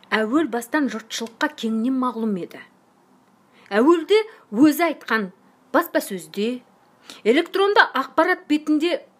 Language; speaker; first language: Kazakh; native; Kazakh